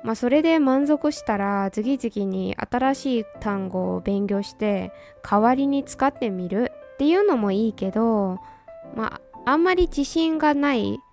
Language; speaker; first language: Japanese; non-native, fluent; Burmese